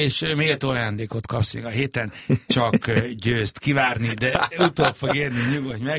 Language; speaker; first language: Hungarian; native; Hungarian